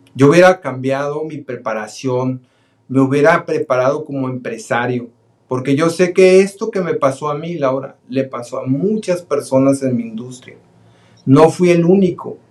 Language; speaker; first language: Spanish; native; Spanish